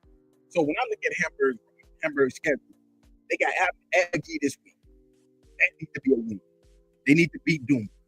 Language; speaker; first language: English; native; English